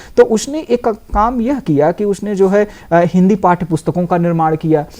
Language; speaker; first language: Hindi; native; Hindi